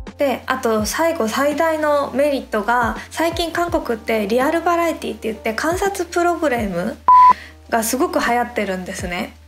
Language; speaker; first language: Japanese; native; Japanese